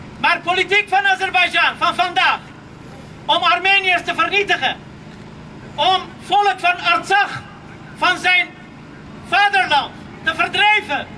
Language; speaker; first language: Dutch; non-native, fluent; Armenian